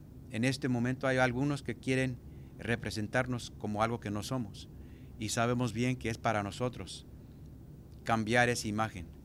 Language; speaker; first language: Spanish; early bilingual, heritage; Spanish